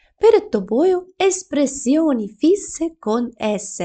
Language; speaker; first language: Italian; non-native, fluent; Ukrainian